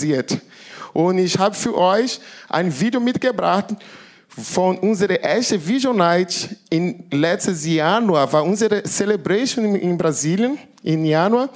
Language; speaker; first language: German; non-native, learner; Portuguese